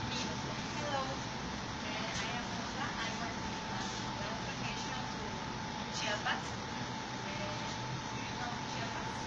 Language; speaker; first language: English; non-native, learner; Spanish